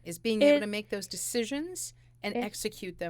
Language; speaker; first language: English; native; English